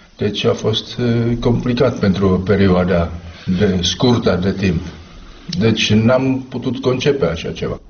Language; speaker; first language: Romanian; non-native, fluent; Czech